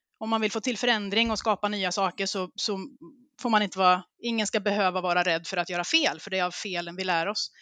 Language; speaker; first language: Swedish; native; Swedish